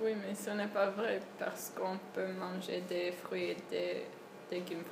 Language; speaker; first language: French; non-native, learner; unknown